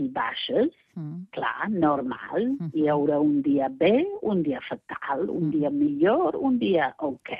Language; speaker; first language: Catalan; non-native, fluent; English